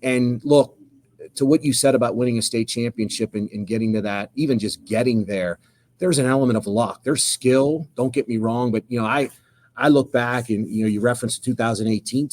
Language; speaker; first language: English; native; English